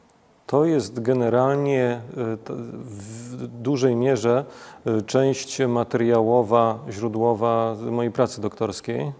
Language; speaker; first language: Polish; native; Polish